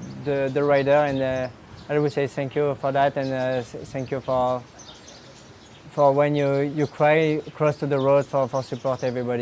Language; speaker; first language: English; non-native, learner; French